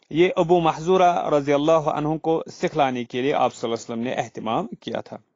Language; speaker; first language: Urdu; non-native, local second language; Kashmiri